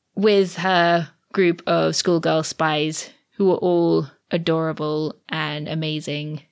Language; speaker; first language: English; native; English